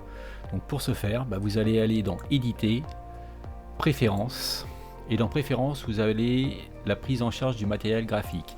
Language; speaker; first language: French; native; French